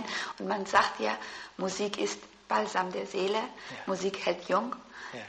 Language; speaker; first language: German; early bilingual, other home language; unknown